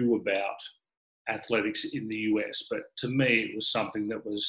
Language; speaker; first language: English; native; English